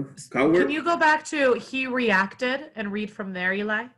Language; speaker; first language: English; non-native, fluent; Spanish